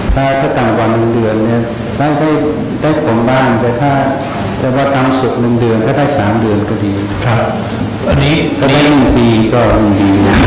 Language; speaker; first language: Thai; non-native, fluent; English